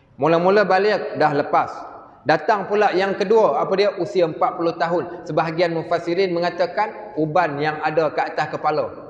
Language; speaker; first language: Malay; native; Malay